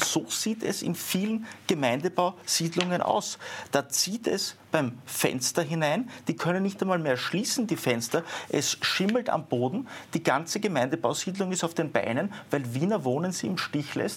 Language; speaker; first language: German; native; German